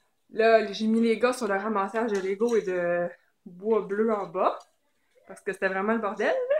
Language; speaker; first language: French; native; French